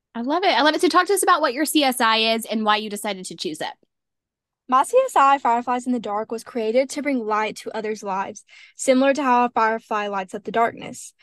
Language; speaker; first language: English; native; English